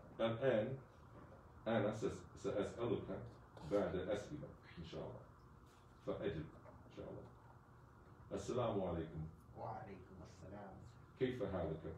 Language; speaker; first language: Arabic; non-native, fluent; English